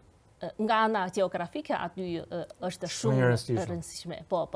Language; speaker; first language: Albanian; non-native, fluent; Chinese